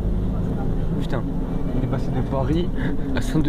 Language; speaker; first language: French; native; French